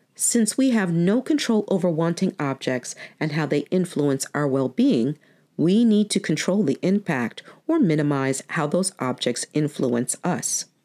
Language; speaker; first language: English; native; English